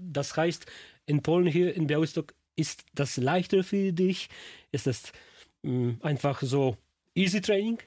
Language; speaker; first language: German; non-native, learner; Polish